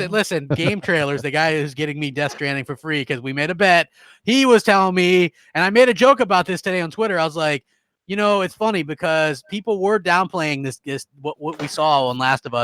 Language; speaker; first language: English; native; English